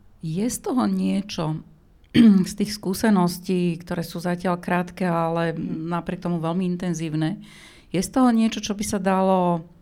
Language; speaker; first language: Slovak; non-native, learner; Ukrainian